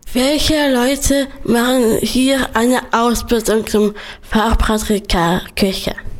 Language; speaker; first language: German; non-native, learner; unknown